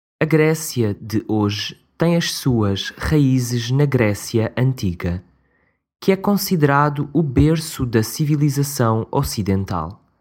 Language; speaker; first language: Portuguese; native; Portuguese